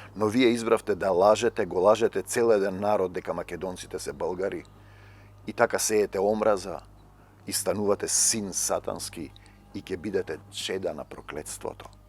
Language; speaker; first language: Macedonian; native; Macedonian